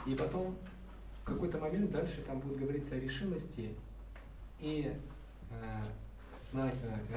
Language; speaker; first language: Russian; native; Russian